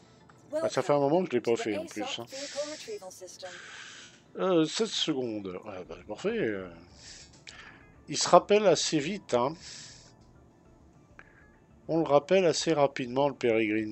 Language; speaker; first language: French; native; French